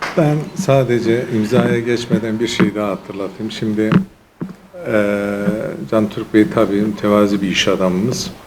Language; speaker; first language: Turkish; native; Turkish